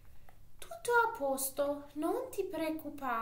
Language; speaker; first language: Italian; non-native, fluent; Persian